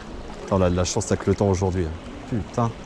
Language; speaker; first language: French; native; French